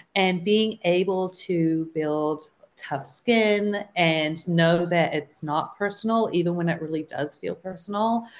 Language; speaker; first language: English; native; English